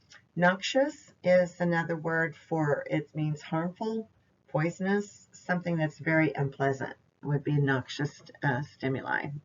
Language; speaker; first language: English; native; English